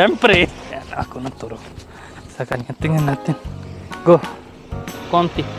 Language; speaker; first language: Filipino; non-native, learner; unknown